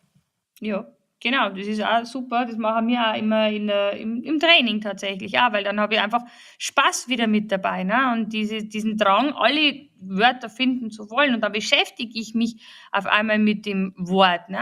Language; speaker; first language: German; native; German